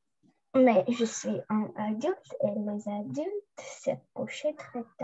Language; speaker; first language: French; non-native, learner; Russian